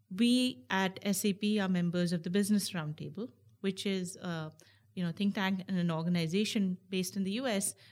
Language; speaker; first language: English; non-native, local second language; Hindi